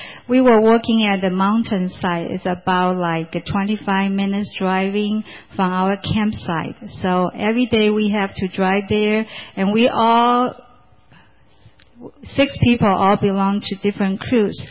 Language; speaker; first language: English; non-native, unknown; Chinese